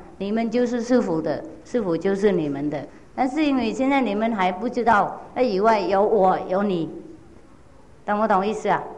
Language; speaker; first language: Chinese; non-native, fluent; Vietnamese